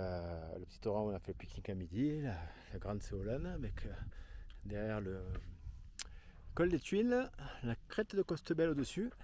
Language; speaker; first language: French; native; French